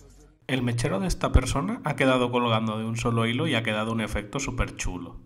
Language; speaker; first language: Spanish; native; Spanish